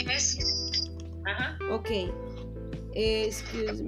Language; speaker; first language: English; non-native, learner; Spanish